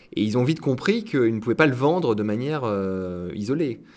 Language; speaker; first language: French; native; French